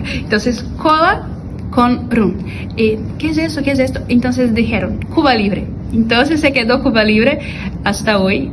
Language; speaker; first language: Spanish; non-native, learner; Portuguese